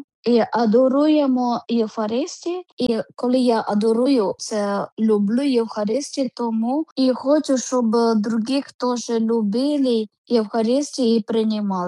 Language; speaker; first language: Ukrainian; non-native, learner; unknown